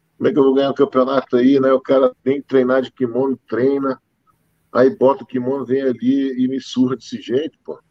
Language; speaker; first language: Portuguese; native; Portuguese